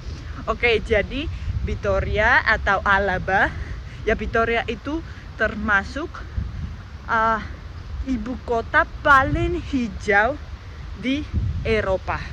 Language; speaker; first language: Indonesian; non-native, fluent; Spanish